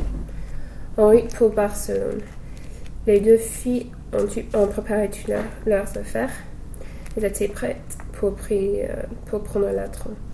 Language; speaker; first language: French; non-native, learner; English